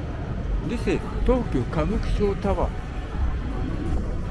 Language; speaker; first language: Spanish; non-native, learner; Japanese